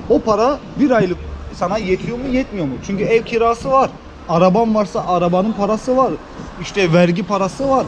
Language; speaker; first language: Turkish; early bilingual, heritage; Turkish